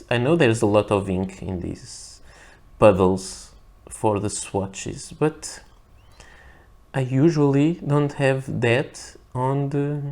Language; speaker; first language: English; non-native, fluent; Portuguese